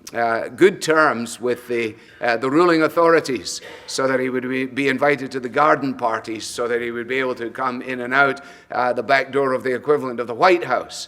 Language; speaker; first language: English; native; English